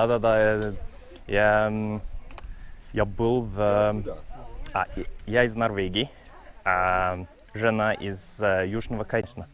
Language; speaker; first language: Russian; non-native, learner; Norwegian